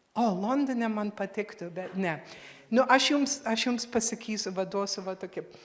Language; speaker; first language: Lithuanian; early bilingual, heritage; Lithuanian